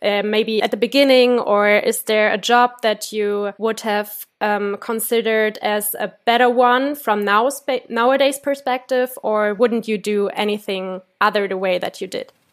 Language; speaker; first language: English; non-native, fluent; German